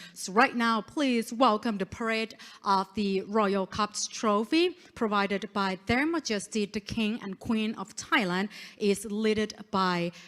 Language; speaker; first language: English; non-native, fluent; Thai